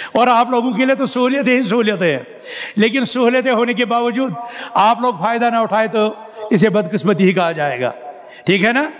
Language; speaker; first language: Urdu; non-native, local second language; Kashmiri